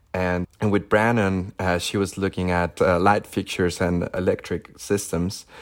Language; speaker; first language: English; non-native, fluent; Spanish